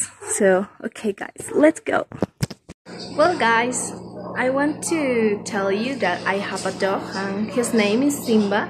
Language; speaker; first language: English; non-native, learner; Spanish